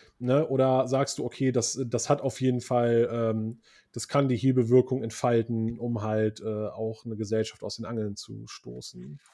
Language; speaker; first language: German; early bilingual, other home language; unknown